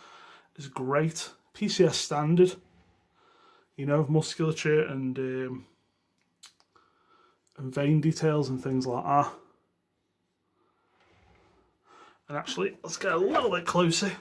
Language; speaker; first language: English; native; English